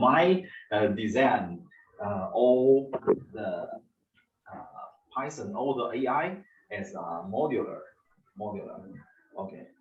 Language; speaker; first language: English; non-native, learner; Chinese